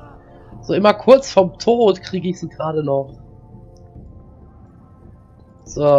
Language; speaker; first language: German; native; German